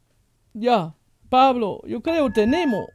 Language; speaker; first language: Spanish; non-native, fluent; German